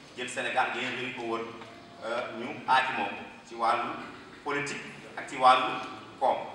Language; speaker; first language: Wolof; non-native, local second language; Fula